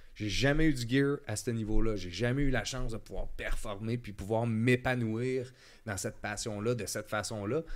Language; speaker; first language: French; native; French